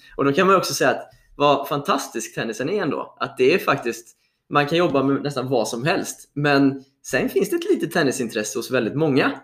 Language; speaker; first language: Swedish; native; Swedish